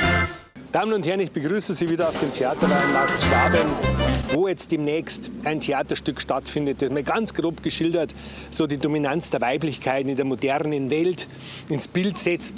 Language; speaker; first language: German; native; German